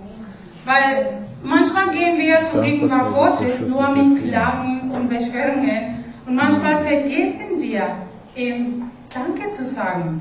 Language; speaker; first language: German; non-native, fluent; Spanish